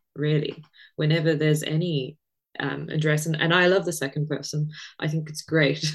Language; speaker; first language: English; native; English